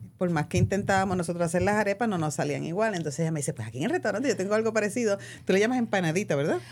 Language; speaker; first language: Spanish; native; Spanish